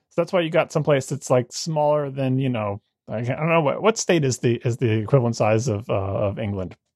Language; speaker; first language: English; native; English